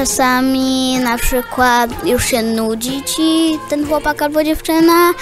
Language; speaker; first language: Polish; early bilingual, heritage; Polish